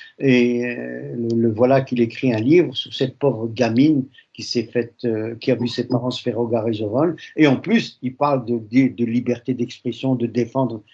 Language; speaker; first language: French; early bilingual, other home language; Arabic